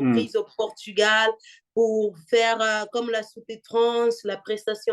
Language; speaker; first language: French; non-native, fluent; Portuguese